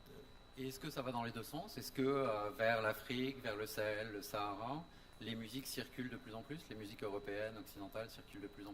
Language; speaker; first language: French; native; French